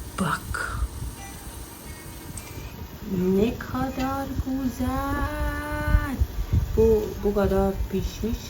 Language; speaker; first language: Turkish; non-native, learner; Persian